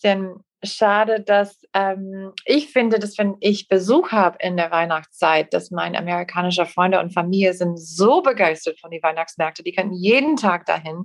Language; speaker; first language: German; non-native, fluent; English